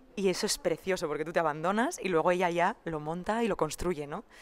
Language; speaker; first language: Spanish; native; Spanish